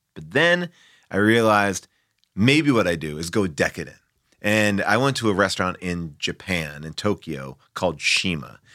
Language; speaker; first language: English; native; English